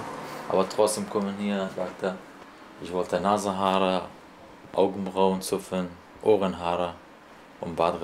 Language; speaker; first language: German; non-native, learner; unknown